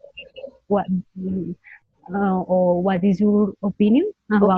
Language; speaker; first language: English; non-native, learner; Spanish